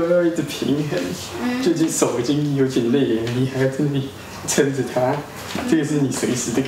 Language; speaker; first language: Chinese; native; Chinese